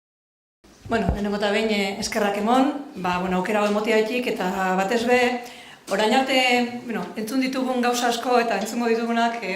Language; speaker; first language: Basque; native; Basque